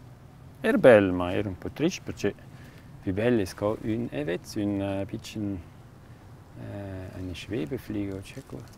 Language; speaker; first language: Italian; non-native, local second language; German